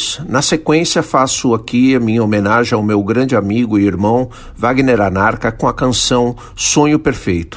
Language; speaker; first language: Portuguese; native; Portuguese